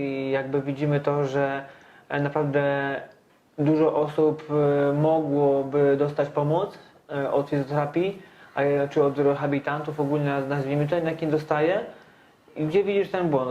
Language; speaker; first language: Polish; native; Polish